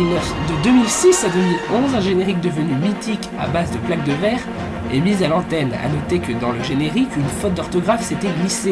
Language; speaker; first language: French; native; French